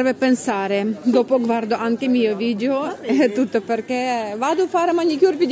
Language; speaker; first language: Italian; non-native, learner; Russian